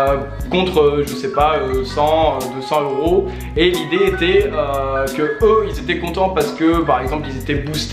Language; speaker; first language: French; native; French